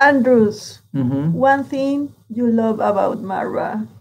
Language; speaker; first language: English; non-native, learner; Spanish